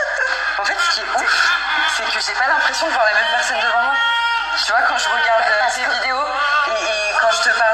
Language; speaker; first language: French; native; French